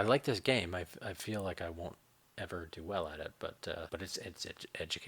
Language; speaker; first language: English; native; English